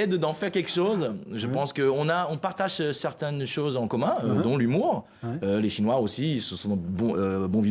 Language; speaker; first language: French; non-native, fluent; Chinese